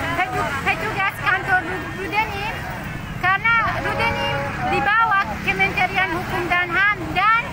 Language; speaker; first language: Indonesian; non-native, fluent; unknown